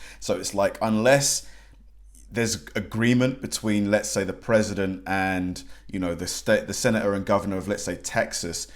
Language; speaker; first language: English; native; English